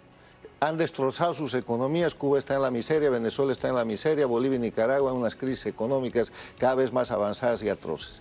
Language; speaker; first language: Spanish; native; Spanish